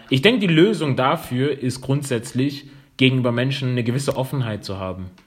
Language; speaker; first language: German; non-native, fluent; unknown